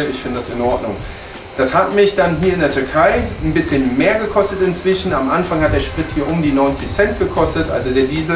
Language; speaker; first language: German; native; German